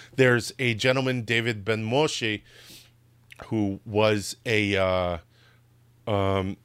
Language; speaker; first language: English; native; English